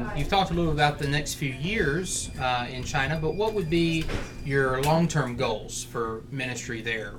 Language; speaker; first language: English; native; English